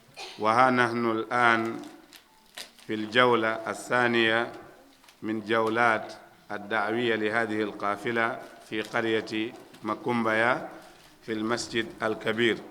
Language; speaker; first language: Arabic; non-native, fluent; Wolof